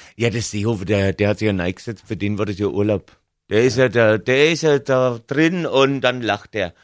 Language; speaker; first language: German; native; German